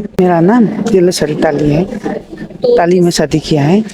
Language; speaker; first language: Hindi; non-native, local second language; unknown